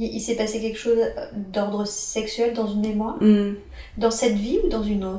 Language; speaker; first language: French; native; French